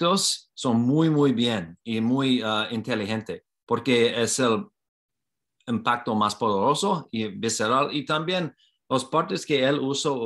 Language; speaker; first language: Spanish; non-native, learner; English